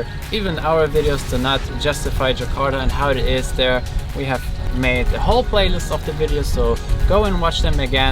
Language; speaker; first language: English; non-native, fluent; German